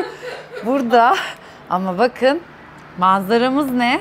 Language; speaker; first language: Turkish; native; Turkish